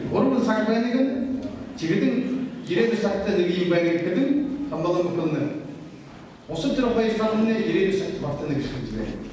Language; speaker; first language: Mongolian; non-native, learner; Buriat